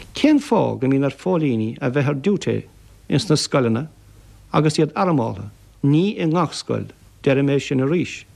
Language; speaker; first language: Irish; native; Irish